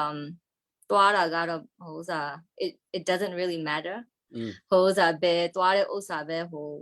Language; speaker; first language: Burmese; non-native, local second language; Hakha Chin